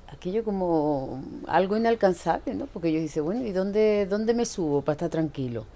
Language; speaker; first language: Spanish; native; Spanish